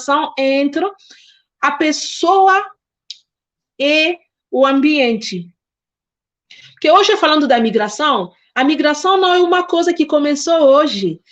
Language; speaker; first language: Portuguese; non-native, fluent; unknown